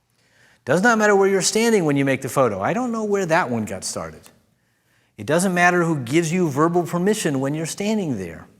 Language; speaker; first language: English; native; English